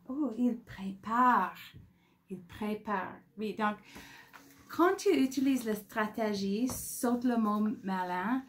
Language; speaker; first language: French; non-native, fluent; English